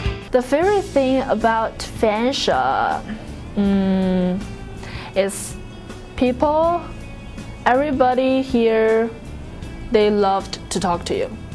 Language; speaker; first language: English; non-native, learner; Chinese